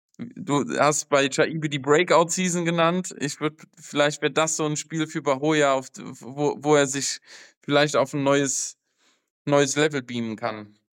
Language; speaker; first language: German; native; German